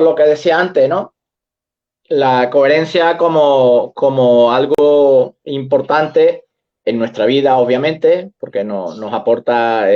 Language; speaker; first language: Spanish; native; Spanish